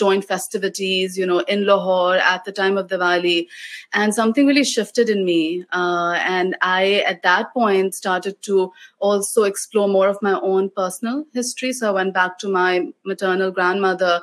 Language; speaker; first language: English; non-native, local second language; Urdu